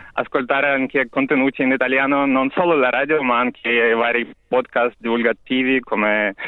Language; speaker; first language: Italian; non-native, learner; Russian